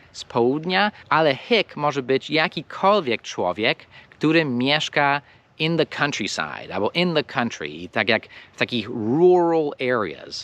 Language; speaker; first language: Polish; non-native, fluent; English